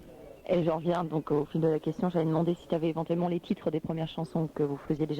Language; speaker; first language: French; native; French